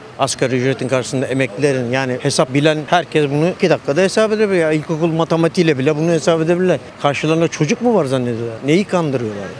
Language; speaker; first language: Turkish; native; Turkish